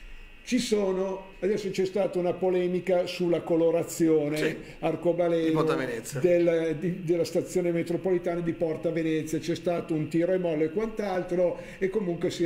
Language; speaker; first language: Italian; native; Italian